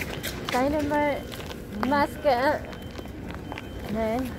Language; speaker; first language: German; non-native, learner; Filipino